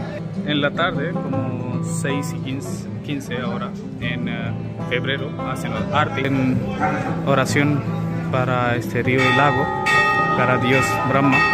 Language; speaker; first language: Spanish; non-native, learner; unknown